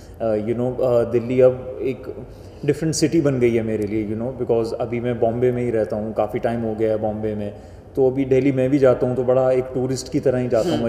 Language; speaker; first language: Hindi; native; Hindi